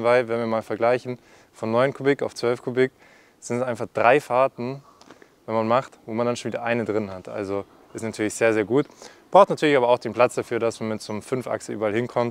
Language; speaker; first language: German; native; German